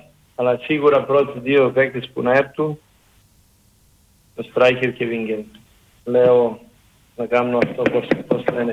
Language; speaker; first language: Greek; non-native, learner; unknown